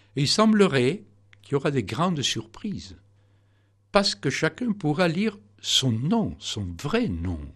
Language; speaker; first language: French; non-native, fluent; Spanish